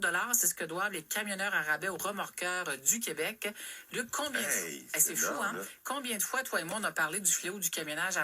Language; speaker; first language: French; native; French